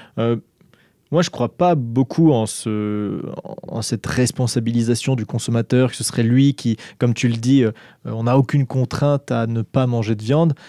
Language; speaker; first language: French; native; French